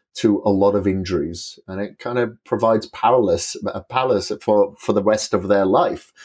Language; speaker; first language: English; native; English